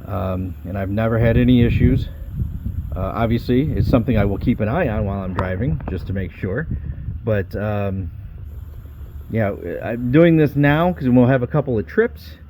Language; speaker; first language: English; native; English